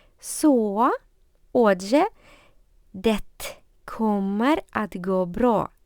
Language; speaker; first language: Swedish; non-native, fluent; Ukrainian